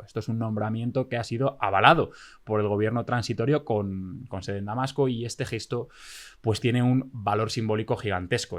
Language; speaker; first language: Spanish; native; Spanish